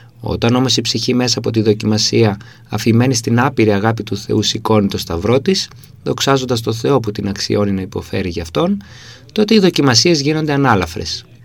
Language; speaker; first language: Greek; native; Greek